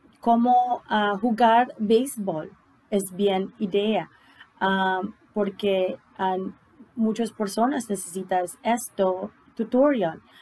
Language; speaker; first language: Spanish; non-native, learner; English